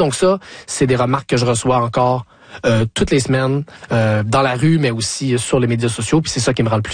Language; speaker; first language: French; native; French